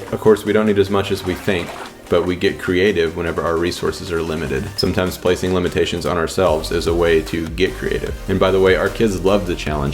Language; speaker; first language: English; native; English